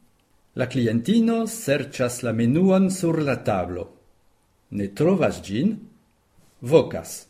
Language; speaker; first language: French; native; French